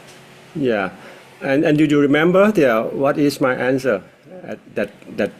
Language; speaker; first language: English; non-native, fluent; Thai